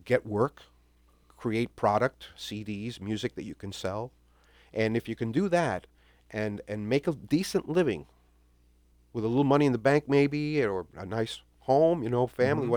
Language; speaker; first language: English; native; English